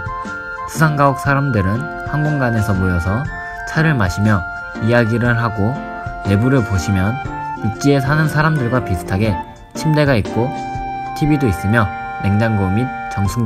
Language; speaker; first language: Korean; native; Korean